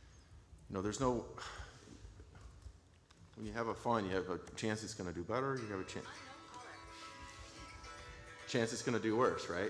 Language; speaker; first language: English; native; English